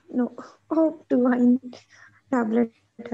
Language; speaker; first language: German; non-native, learner; Urdu